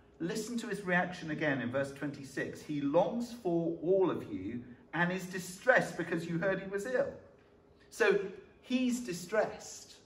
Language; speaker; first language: English; native; English